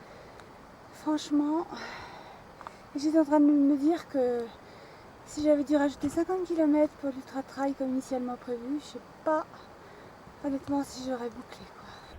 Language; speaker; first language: French; native; French